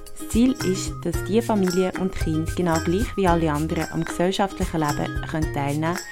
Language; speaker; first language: German; native; German